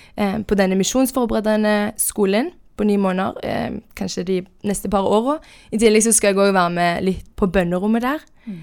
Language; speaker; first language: Norwegian; native; Norwegian